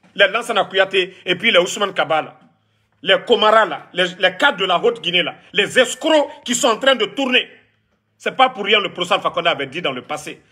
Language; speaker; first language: French; non-native, local second language; Mandingo